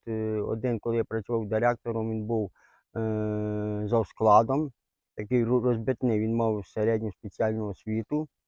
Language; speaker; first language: Ukrainian; native; Ukrainian